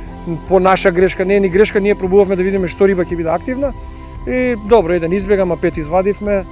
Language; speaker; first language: Macedonian; native; Macedonian